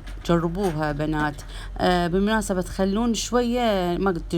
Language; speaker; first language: Arabic; native; Arabic